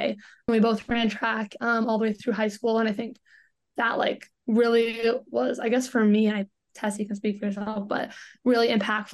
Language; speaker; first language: English; native; English